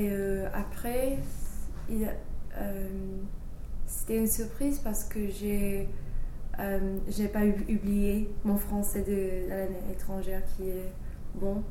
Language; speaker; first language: French; non-native, fluent; English